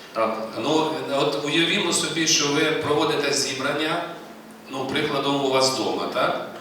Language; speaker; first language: Ukrainian; native; Ukrainian